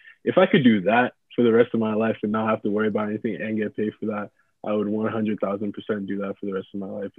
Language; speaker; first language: English; non-native, local second language; Yoruba